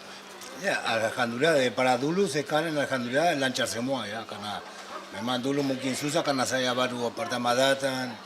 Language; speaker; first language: Indonesian; non-native, fluent; Spanish